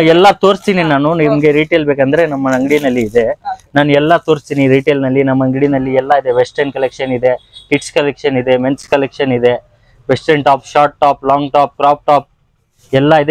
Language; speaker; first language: Kannada; non-native, local second language; Urdu